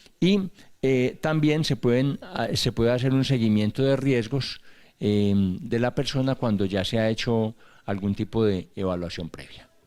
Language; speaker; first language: Spanish; native; Spanish